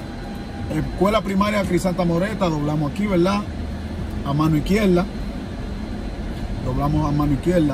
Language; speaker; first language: Spanish; native; Spanish